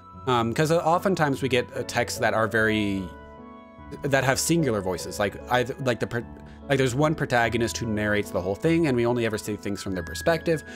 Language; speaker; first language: English; native; English